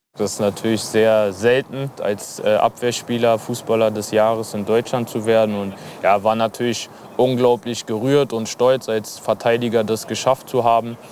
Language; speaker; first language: German; native; German